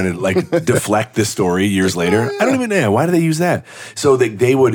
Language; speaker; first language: English; native; English